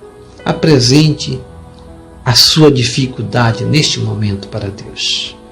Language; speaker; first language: Portuguese; native; Portuguese